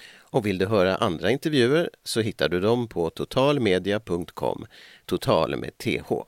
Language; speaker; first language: Swedish; native; Swedish